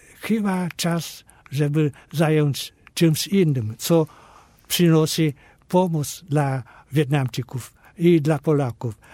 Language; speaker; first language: Polish; non-native, fluent; Vietnamese